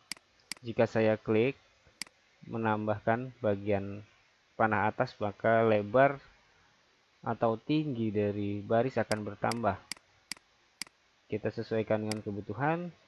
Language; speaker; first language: Indonesian; native; Indonesian